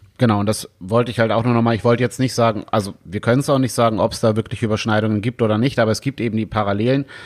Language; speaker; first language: German; native; German